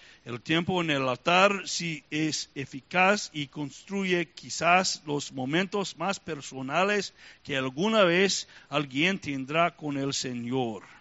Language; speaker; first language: Spanish; non-native, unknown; English